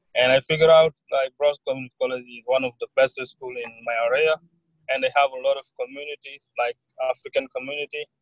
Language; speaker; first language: English; non-native, learner; Wolof